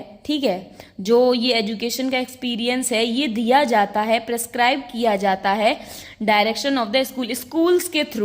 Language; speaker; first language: Hindi; native; Hindi